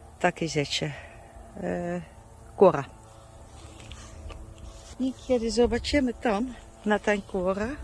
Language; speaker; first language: Polish; non-native, learner; Dutch